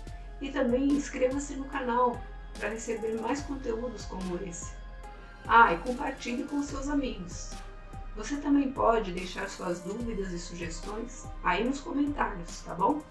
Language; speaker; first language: Portuguese; native; Portuguese